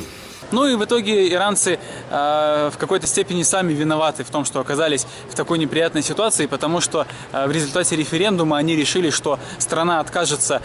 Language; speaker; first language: Russian; native; Russian